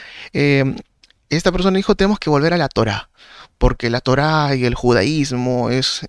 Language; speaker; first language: Spanish; native; Spanish